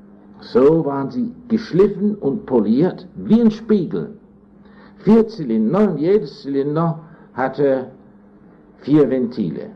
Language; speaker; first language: German; non-native, fluent; English